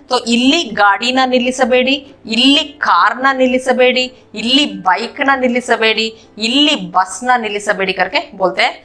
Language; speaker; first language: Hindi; non-native, local second language; Kannada